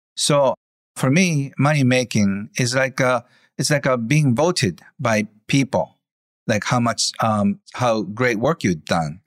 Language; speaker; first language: English; non-native, fluent; Japanese